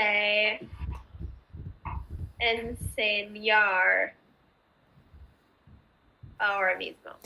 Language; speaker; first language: Spanish; non-native, learner; English